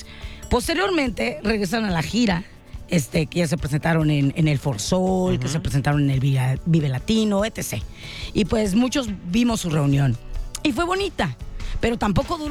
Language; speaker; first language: Spanish; native; Spanish